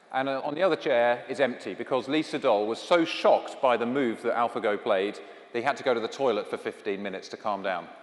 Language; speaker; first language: English; native; English